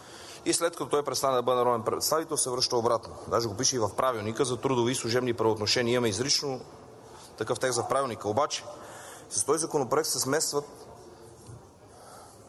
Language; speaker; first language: Bulgarian; native; Bulgarian